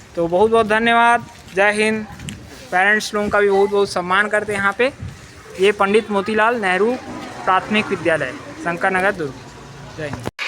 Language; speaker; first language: Hindi; native; Hindi